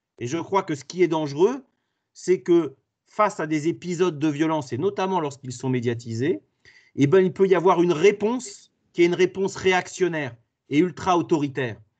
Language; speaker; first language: French; native; French